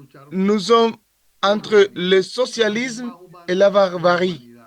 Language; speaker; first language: French; non-native, learner; Spanish